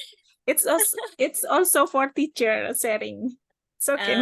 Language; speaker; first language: English; non-native, learner; Indonesian